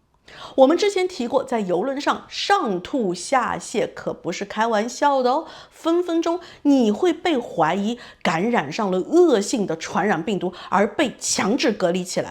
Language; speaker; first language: Chinese; native; Chinese